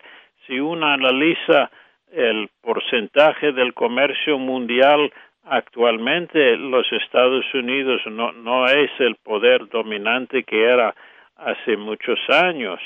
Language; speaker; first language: Spanish; non-native, fluent; English